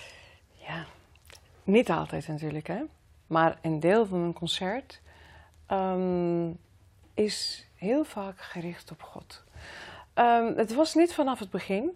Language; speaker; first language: Dutch; non-native, fluent; Greek